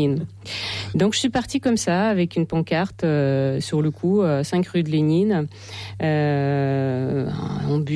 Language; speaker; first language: French; non-native, fluent; Russian